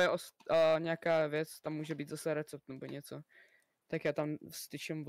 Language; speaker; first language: Czech; native; Czech